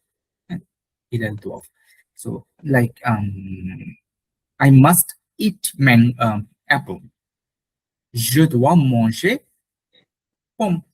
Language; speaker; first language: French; non-native, learner; Bangla